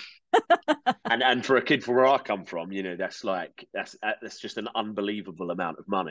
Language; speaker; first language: English; native; English